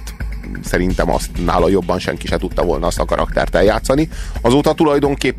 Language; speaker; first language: Hungarian; native; Hungarian